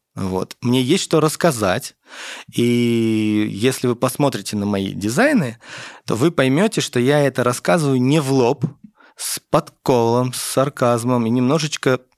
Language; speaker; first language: Russian; native; Russian